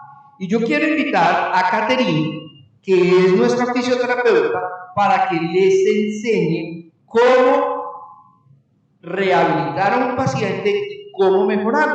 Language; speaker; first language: Spanish; native; Spanish